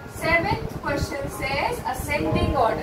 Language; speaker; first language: English; non-native, local second language; Hindi